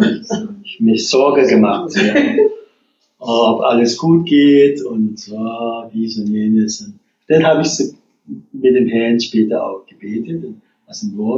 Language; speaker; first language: German; non-native, fluent; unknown